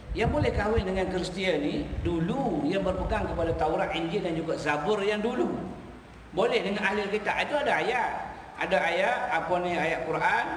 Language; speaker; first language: Malay; native; Malay